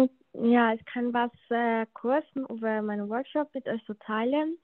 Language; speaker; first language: German; non-native, learner; Spanish